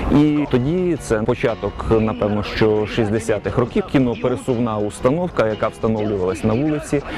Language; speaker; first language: Ukrainian; native; Ukrainian